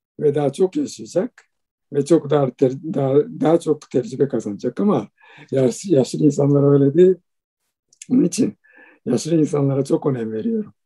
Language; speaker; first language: Turkish; non-native, fluent; Japanese